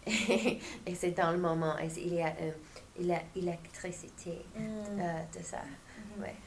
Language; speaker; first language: French; non-native, fluent; English